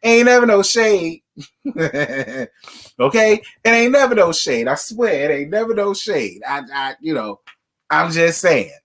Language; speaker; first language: English; native; English